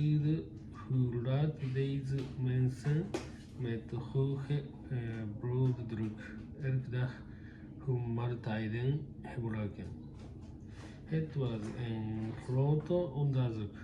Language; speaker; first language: Dutch; non-native, learner; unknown